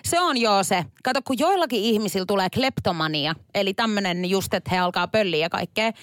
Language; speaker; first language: Finnish; native; Finnish